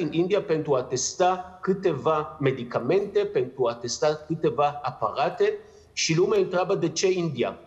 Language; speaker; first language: Romanian; non-native, learner; Hebrew